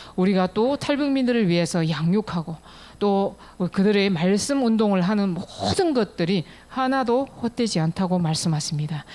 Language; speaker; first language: Korean; native; Korean